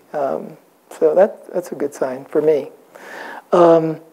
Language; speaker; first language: English; native; English